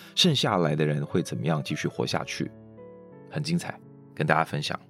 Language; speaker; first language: Chinese; non-native, local second language; Hakka Chinese